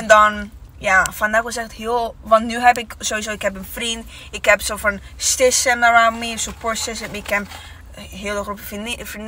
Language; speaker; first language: Dutch; non-native, learner; Italian